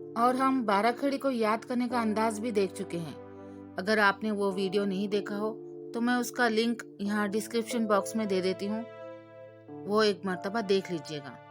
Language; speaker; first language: Urdu; native; Urdu